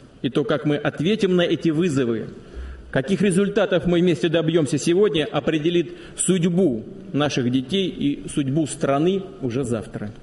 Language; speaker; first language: Russian; native; Russian